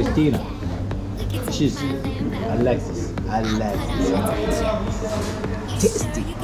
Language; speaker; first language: English; non-native, learner; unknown